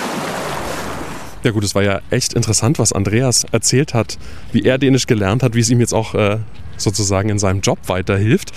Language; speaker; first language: German; native; German